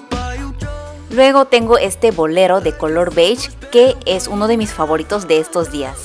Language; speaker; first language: Spanish; non-native, fluent; Korean